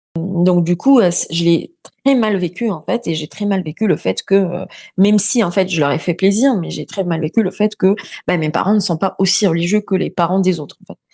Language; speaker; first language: French; non-native, local second language; Arabic